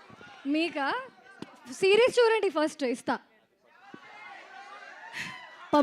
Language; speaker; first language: Telugu; non-native, local second language; Hindi